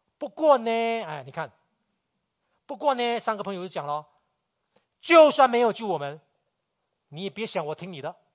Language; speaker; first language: Chinese; native; Chinese